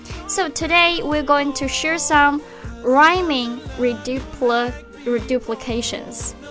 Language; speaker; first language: English; non-native, fluent; Chinese